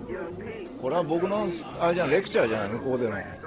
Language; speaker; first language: Japanese; native; Japanese